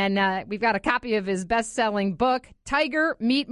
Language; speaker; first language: English; native; English